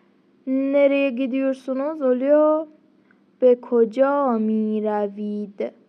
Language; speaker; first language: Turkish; non-native, fluent; Persian